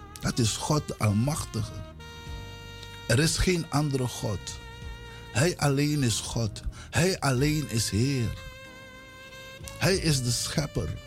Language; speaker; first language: Dutch; non-native, local second language; Sranan Tongo